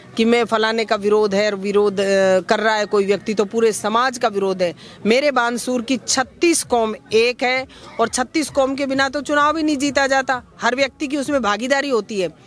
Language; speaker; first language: Hindi; native; Hindi